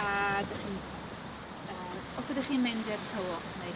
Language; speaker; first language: Welsh; non-native, fluent; English